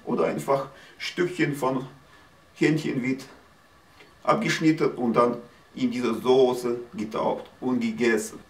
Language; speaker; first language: German; non-native, learner; Russian